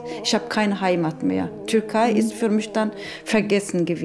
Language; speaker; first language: German; non-native, learner; Turkish